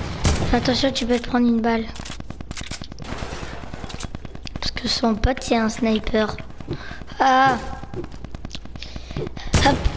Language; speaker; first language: French; native; French